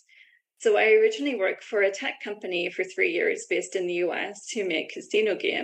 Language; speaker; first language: English; native; English